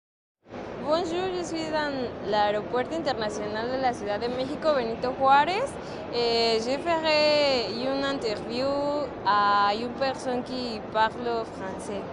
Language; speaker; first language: French; non-native, learner; Spanish